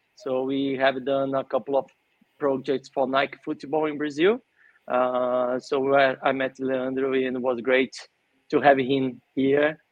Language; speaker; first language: English; non-native, fluent; Portuguese